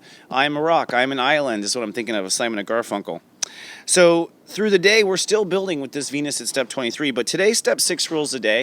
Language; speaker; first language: English; native; English